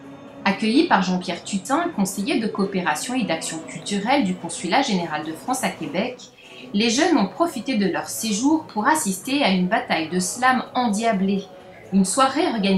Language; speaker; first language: French; native; French